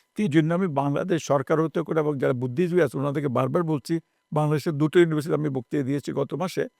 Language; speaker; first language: Bangla; native; Bangla